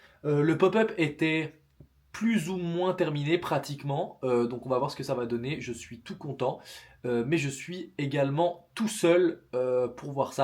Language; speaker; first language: French; native; French